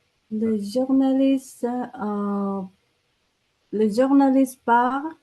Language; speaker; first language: French; non-native, learner; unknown